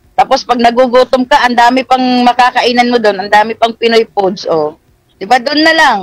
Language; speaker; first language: Filipino; non-native, local second language; Iloko